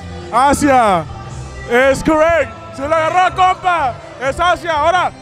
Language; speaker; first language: Spanish; early bilingual, heritage; Spanish